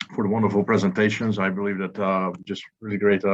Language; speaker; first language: English; non-native, fluent; Hungarian